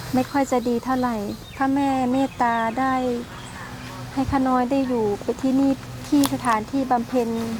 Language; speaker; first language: Thai; native; Thai